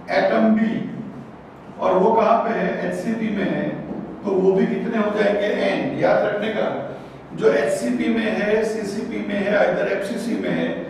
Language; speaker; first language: Hindi; non-native, local second language; Gujarati